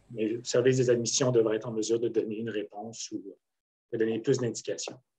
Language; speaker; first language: French; native; French